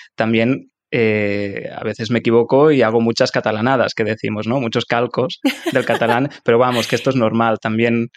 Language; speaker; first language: Spanish; native; Spanish